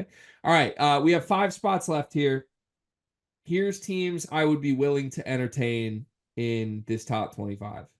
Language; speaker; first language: English; native; English